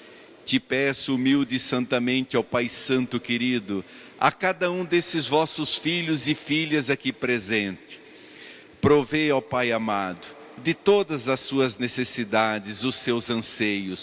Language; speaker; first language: Portuguese; native; Portuguese